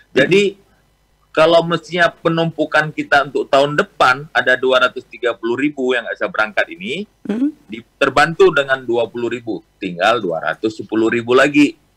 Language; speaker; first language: Indonesian; non-native, local second language; Achinese